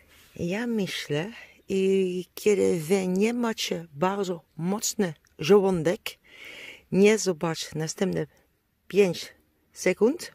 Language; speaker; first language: Polish; non-native, learner; Dutch